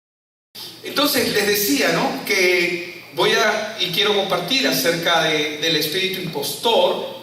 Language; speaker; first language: Spanish; native; Spanish